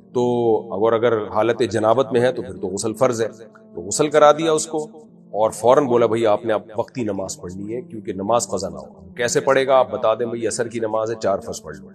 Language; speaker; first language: Urdu; native; Urdu